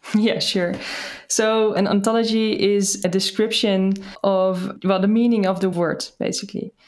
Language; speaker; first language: English; non-native, fluent; Dutch